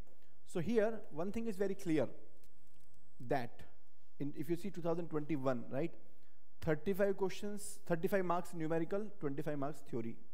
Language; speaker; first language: English; non-native, local second language; Hindi